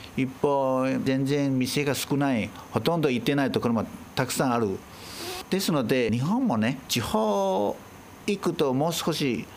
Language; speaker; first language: Japanese; non-native, fluent; Chinese